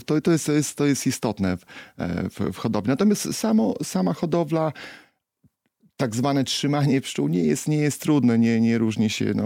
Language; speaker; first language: Polish; native; Polish